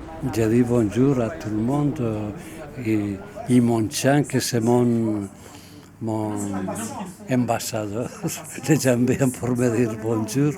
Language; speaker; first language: French; non-native, fluent; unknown